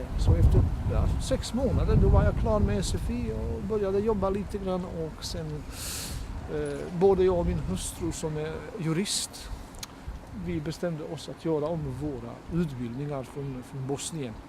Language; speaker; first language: Swedish; non-native, fluent; Bosnian